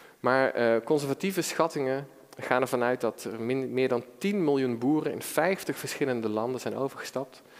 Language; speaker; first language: Dutch; native; Dutch